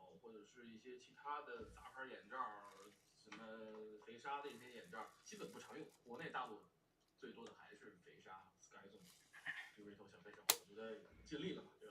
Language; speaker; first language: Chinese; native; Chinese